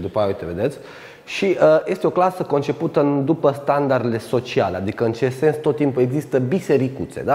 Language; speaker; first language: Romanian; native; Romanian